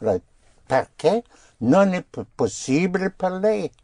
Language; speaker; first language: Italian; non-native, fluent; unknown